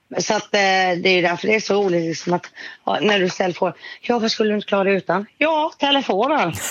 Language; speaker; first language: Swedish; native; Swedish